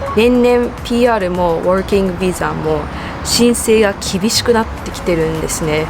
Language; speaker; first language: Japanese; early bilingual, heritage; Japanese